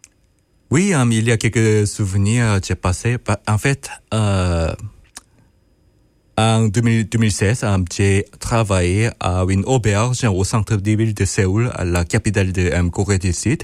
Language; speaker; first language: French; non-native, fluent; Korean